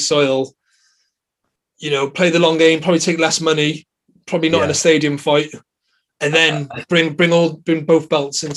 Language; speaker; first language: English; native; English